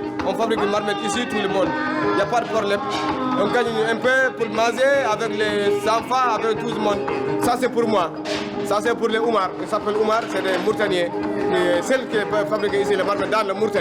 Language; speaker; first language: French; non-native, learner; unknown